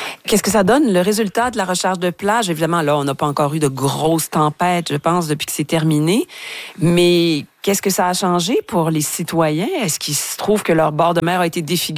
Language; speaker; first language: French; native; French